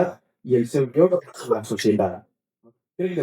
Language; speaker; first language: Catalan; early bilingual, other home language; Romanian